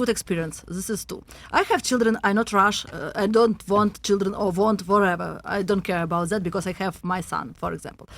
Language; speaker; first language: English; non-native, learner; Russian